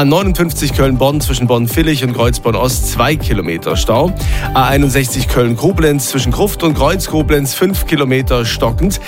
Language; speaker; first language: German; native; German